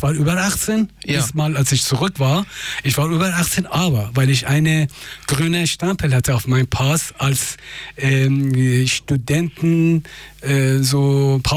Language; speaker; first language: German; non-native, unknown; Persian